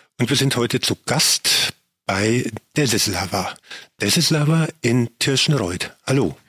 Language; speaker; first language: German; native; German